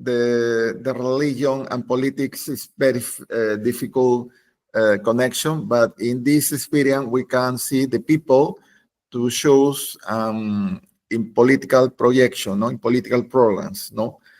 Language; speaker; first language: English; non-native, learner; Spanish